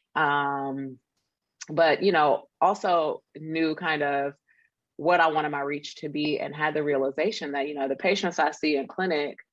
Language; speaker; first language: English; native; English